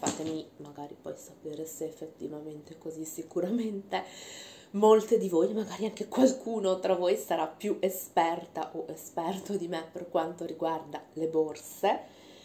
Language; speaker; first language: Italian; native; Italian